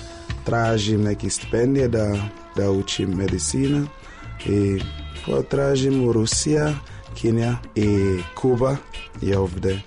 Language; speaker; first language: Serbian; non-native, learner; English